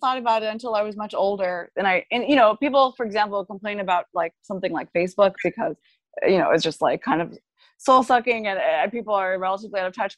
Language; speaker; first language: English; non-native, fluent; Japanese